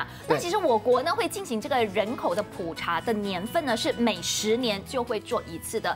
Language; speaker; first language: Chinese; native; Chinese